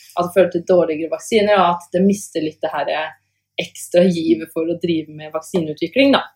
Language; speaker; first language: Norwegian; native; Norwegian